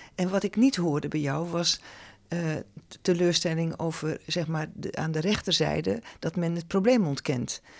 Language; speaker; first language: Dutch; native; Dutch